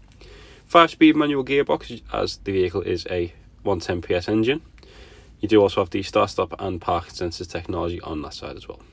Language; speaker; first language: English; native; English